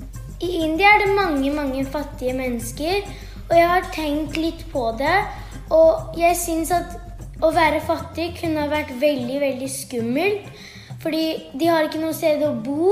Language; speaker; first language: Norwegian; early bilingual, heritage; Norwegian